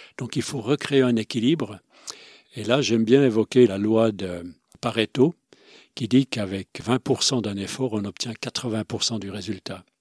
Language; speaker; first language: French; non-native, local second language; Swiss German